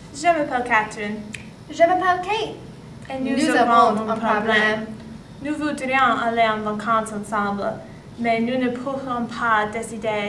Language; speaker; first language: French; non-native, learner; English